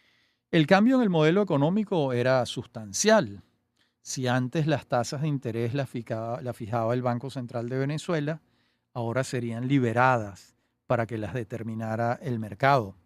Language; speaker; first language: Spanish; native; Spanish